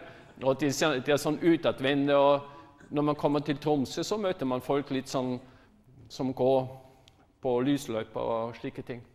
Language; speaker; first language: Norwegian; non-native, fluent; German